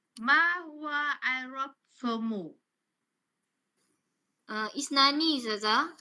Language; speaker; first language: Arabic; non-native, learner; Malay